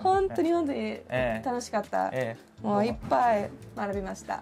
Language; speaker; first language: Japanese; non-native, learner; English